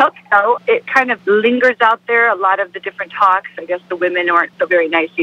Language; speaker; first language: English; native; English